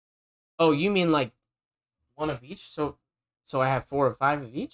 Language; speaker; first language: English; native; English